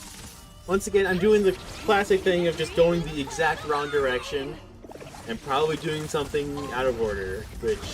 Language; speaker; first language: English; native; English